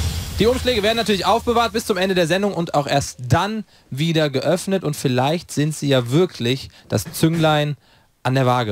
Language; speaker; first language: German; native; German